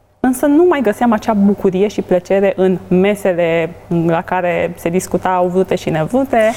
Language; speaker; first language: Romanian; native; Romanian